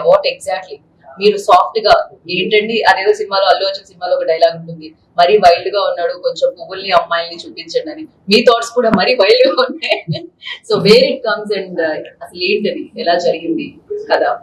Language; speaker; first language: Telugu; native; Telugu